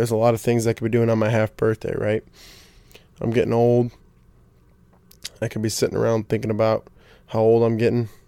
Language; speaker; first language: English; native; English